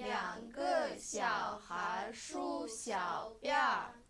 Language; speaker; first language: Chinese; non-native, fluent; Kyrgyz